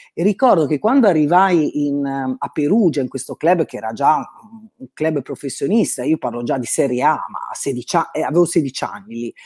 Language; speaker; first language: Italian; native; Italian